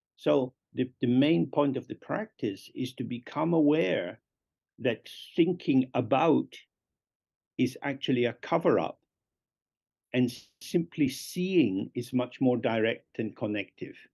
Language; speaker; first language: English; native; English